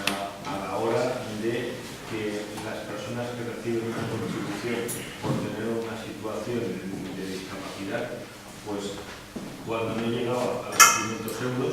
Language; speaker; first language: Spanish; native; Spanish